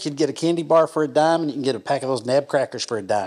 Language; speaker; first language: English; native; English